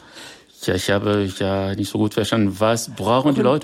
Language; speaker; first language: German; non-native, fluent; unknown